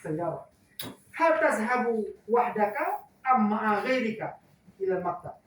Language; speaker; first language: Arabic; non-native, fluent; Indonesian